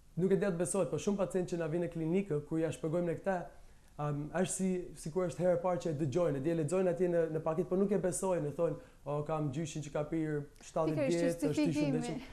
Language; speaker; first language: Albanian; early bilingual, heritage; Albanian